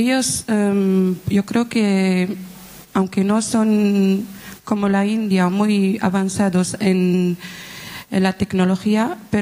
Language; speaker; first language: Spanish; non-native, fluent; Arabic